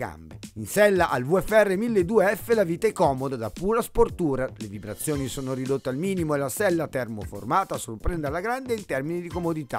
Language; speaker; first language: Italian; native; Italian